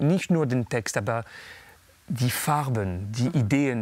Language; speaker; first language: German; non-native, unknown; French